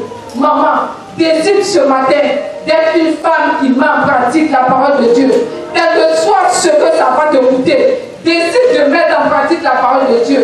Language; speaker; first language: French; non-native, local second language; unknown